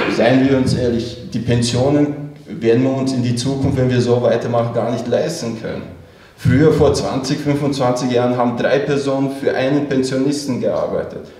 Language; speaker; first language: German; early bilingual, other home language; Chechen